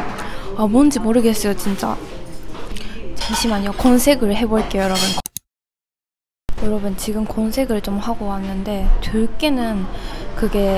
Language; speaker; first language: Korean; non-native, fluent; Japanese